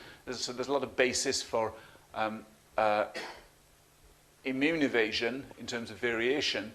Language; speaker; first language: English; native; English